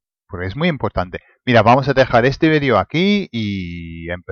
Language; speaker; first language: Spanish; non-native, fluent; English